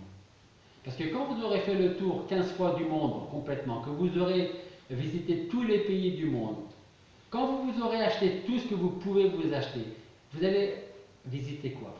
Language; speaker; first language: French; native; French